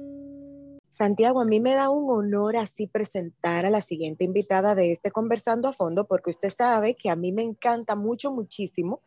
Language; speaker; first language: Spanish; native; Spanish